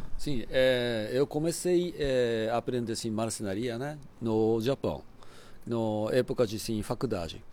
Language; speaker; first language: Portuguese; non-native, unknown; Japanese